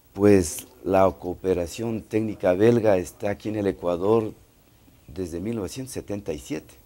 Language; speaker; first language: Spanish; native; Spanish